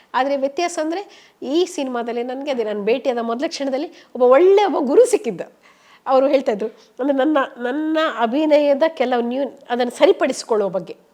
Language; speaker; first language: Kannada; non-native, local second language; Tulu